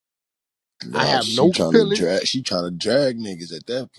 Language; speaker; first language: English; native; English